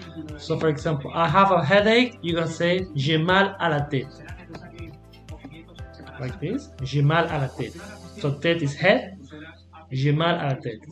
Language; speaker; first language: French; non-native, fluent; Spanish